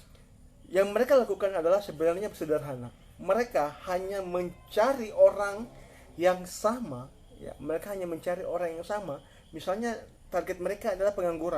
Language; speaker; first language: Indonesian; native; Indonesian